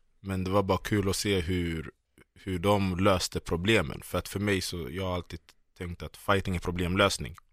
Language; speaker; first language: Swedish; early bilingual, other home language; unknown